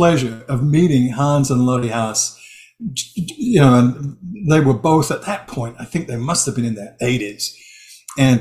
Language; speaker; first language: English; native; English